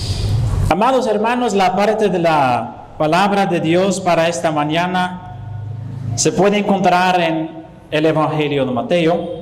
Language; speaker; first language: Spanish; non-native, fluent; Dutch